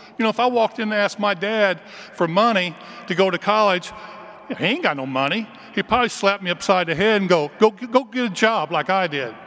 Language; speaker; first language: English; native; English